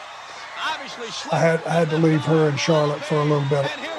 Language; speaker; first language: English; native; English